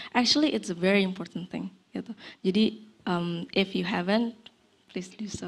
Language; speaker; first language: English; non-native, fluent; Indonesian